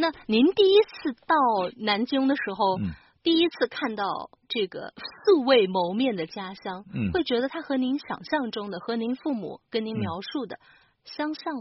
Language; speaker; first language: Chinese; native; Chinese